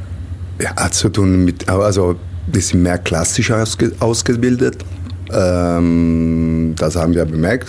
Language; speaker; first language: German; non-native, learner; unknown